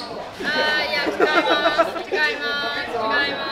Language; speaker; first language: Japanese; non-native, learner; Chinese